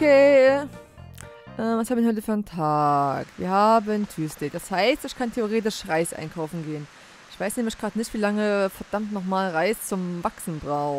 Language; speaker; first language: German; native; German